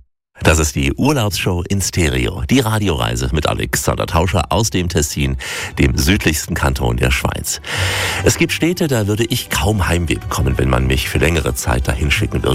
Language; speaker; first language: German; native; German